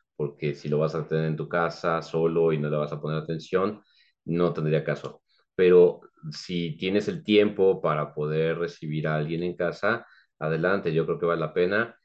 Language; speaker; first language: Spanish; native; Spanish